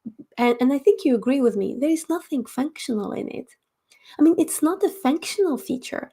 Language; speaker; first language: English; non-native, fluent; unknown